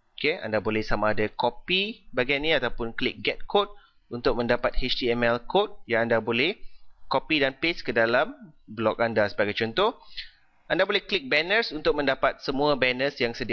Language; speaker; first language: Malay; native; Malay